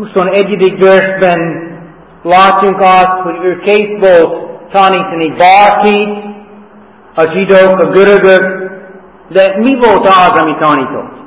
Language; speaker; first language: Hungarian; non-native, learner; English